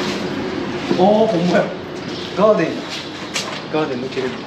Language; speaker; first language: Japanese; native; Japanese